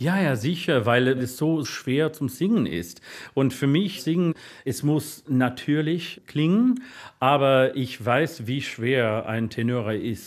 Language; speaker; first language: German; non-native, fluent; English